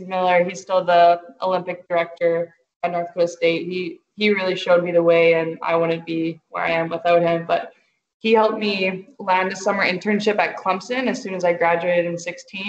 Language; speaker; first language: English; native; English